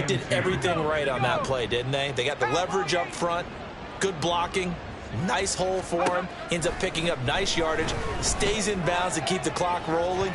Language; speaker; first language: English; native; English